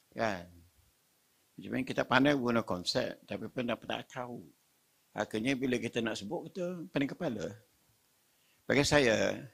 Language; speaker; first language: Malay; native; Malay